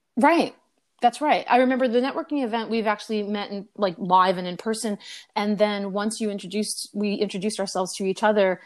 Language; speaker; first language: English; native; English